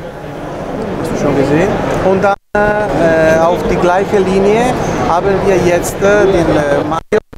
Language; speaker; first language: German; non-native, learner; Italian